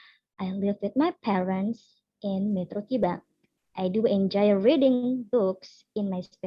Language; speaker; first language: English; non-native, learner; Indonesian